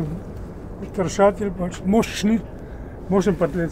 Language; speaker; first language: Russian; non-native, learner; German